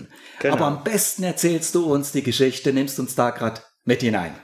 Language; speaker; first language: German; native; German